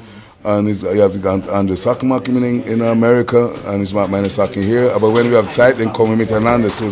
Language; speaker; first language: German; non-native, learner; English